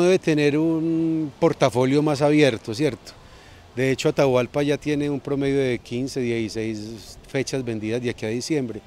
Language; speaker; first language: Spanish; native; Spanish